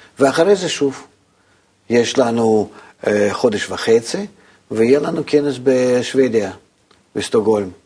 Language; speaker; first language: Hebrew; non-native, fluent; Russian